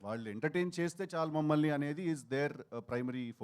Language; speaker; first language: Telugu; native; Telugu